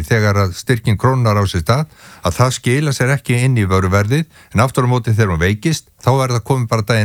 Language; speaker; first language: Icelandic; native; Icelandic